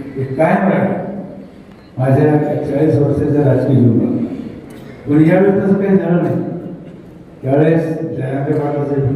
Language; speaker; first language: Marathi; native; Marathi